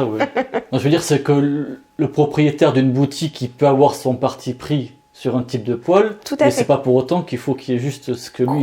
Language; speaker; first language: French; native; French